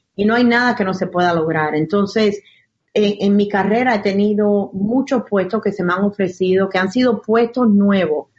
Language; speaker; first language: Spanish; early bilingual, heritage; Spanish